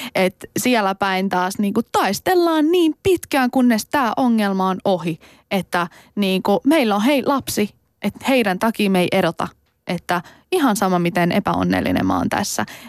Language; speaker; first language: Finnish; early bilingual, other home language; Persian